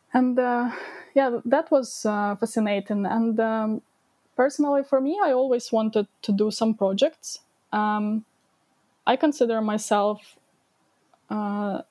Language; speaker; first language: English; non-native, fluent; Ukrainian